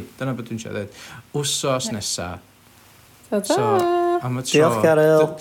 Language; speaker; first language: Welsh; native; Welsh